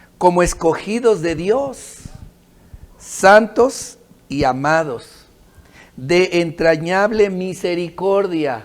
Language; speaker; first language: Spanish; native; Spanish